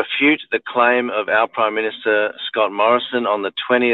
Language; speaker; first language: English; native; English